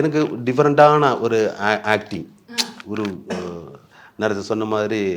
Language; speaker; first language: Tamil; non-native, learner; Malayalam